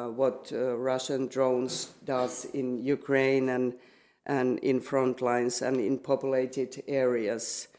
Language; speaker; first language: English; non-native, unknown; Finnish